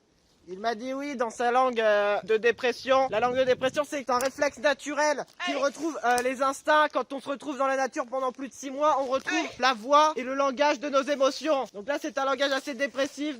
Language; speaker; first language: French; native; French